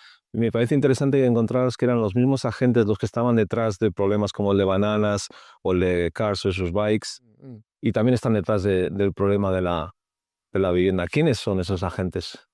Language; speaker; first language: Spanish; native; Spanish